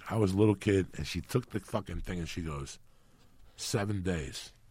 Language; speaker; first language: English; early bilingual, other home language; Spanish